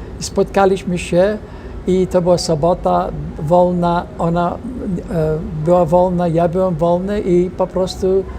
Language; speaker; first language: Polish; non-native, fluent; English